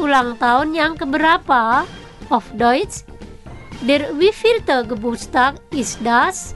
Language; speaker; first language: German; non-native, fluent; Indonesian